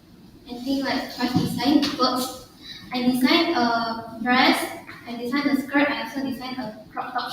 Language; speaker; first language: English; non-native, learner; Indonesian